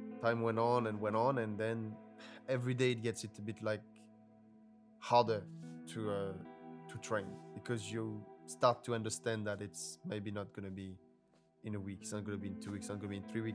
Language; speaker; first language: English; non-native, fluent; French